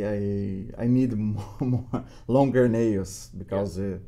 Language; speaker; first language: English; non-native, learner; Portuguese